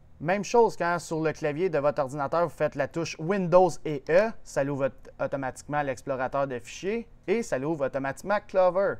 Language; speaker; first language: French; native; French